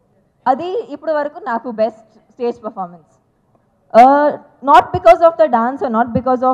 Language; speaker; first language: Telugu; non-native, fluent; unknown